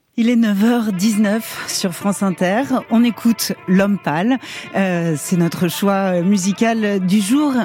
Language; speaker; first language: French; native; French